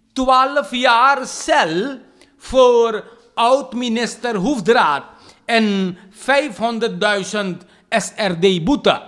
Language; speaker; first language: Dutch; non-native, local second language; Hindi